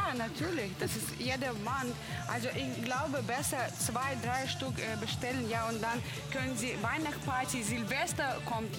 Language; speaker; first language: German; non-native, fluent; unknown